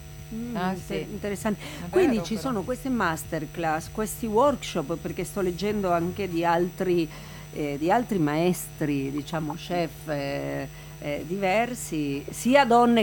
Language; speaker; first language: Italian; native; Italian